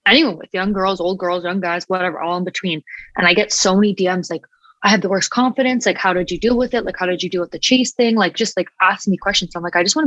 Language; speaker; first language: English; native; English